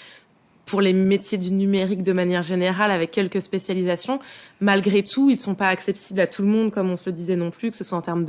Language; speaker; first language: French; native; French